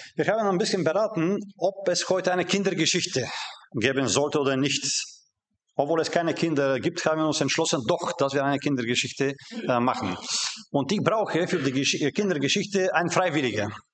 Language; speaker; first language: German; non-native, fluent; Bulgarian